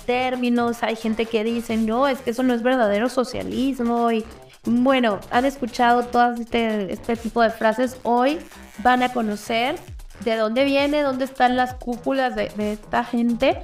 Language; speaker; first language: Spanish; native; Spanish